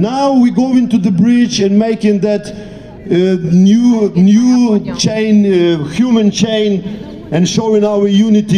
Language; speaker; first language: English; non-native, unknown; Ukrainian